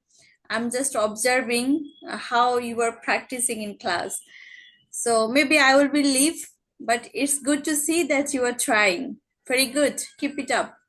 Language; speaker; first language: English; non-native, learner; Bangla